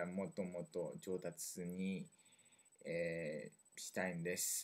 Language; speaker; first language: Japanese; non-native, learner; French